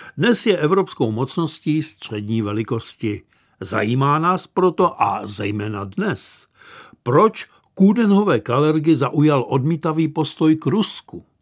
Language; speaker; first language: Czech; native; Czech